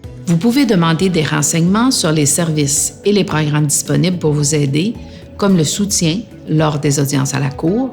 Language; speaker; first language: French; native; French